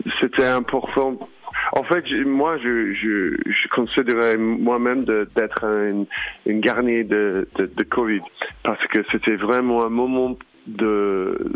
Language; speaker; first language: French; non-native, learner; English